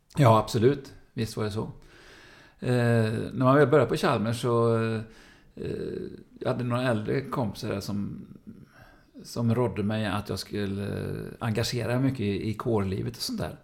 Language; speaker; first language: Swedish; native; Swedish